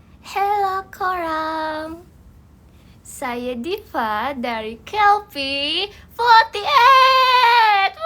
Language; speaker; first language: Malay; non-native, learner; Indonesian